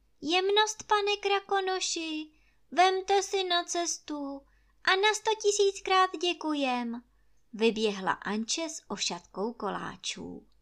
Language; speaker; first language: Czech; native; Czech